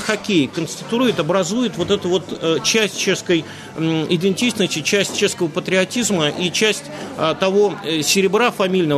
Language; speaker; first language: Russian; native; Russian